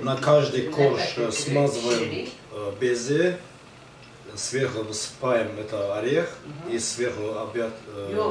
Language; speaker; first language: Russian; non-native, learner; Azerbaijani